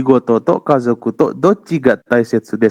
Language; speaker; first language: Japanese; non-native, fluent; Indonesian